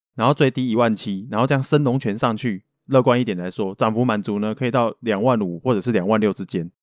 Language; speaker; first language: Chinese; non-native, local second language; Min Nan Chinese